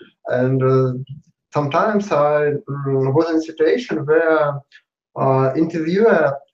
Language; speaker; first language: English; non-native, learner; Russian